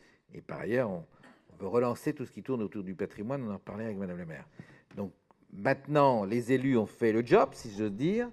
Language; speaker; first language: French; native; French